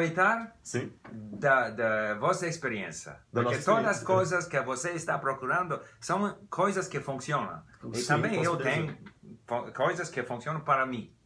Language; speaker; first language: Portuguese; non-native, learner; English